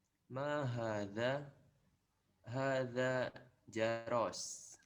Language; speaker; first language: Arabic; non-native, learner; Indonesian